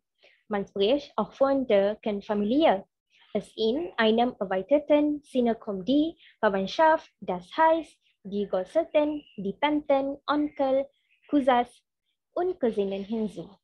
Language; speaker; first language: German; non-native, learner; Malay